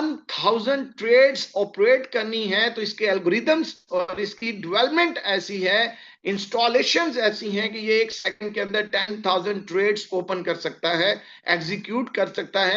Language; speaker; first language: Hindi; native; Hindi